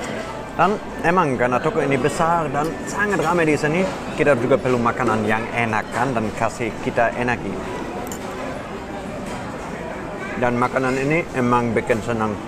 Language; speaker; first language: Indonesian; non-native, fluent; German